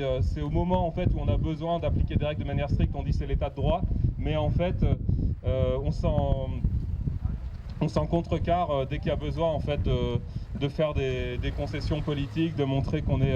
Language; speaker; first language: French; native; French